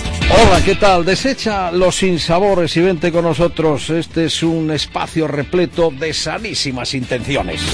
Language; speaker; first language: Spanish; native; Spanish